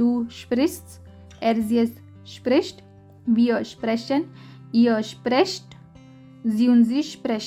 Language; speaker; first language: German; non-native, fluent; Hindi